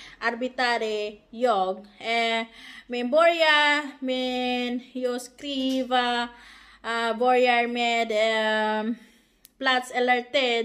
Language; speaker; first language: Swedish; non-native, learner; Filipino